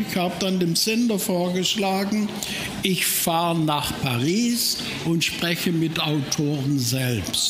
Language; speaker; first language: German; native; German